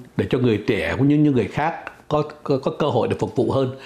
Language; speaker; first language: Vietnamese; native; Vietnamese